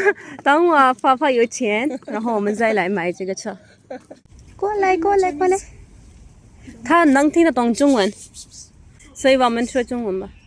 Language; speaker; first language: Chinese; non-native, learner; Urdu